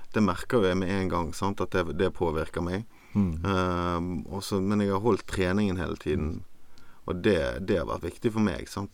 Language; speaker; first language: Norwegian; native; Norwegian